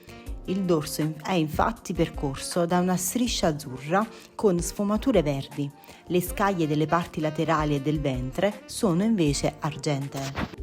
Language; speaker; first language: Italian; native; Italian